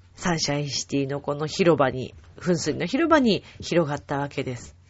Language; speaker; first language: Japanese; native; Japanese